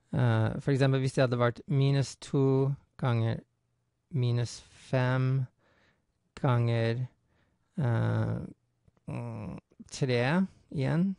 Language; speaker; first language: Norwegian; non-native, fluent; English